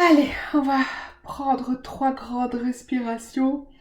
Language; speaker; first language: French; native; French